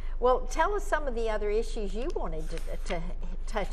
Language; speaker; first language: English; native; English